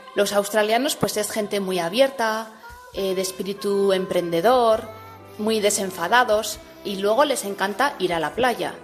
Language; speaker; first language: Spanish; native; Spanish